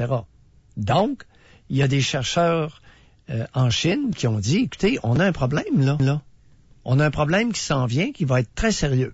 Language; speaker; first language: French; native; French